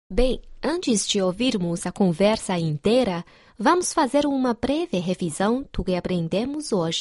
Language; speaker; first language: Portuguese; non-native, fluent; Chinese